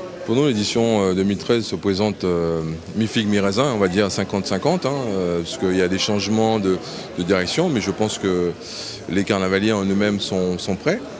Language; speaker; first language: French; native; French